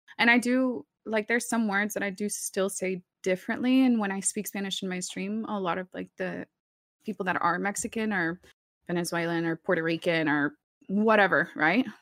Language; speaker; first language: English; early bilingual, other home language; Spanish